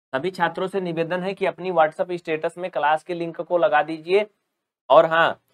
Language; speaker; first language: Hindi; native; Hindi